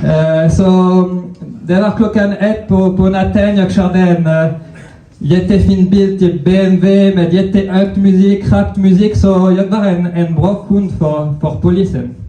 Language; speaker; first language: Swedish; non-native, fluent; French